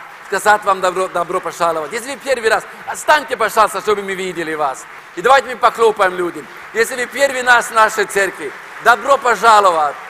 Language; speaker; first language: Russian; non-native, fluent; Norwegian